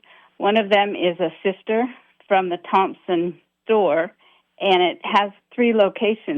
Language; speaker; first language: English; native; English